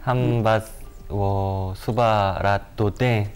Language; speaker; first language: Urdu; non-native, learner; Korean